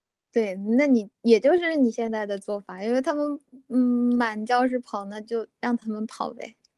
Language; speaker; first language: Chinese; native; Chinese